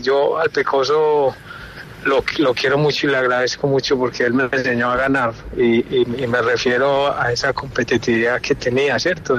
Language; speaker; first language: Spanish; native; Spanish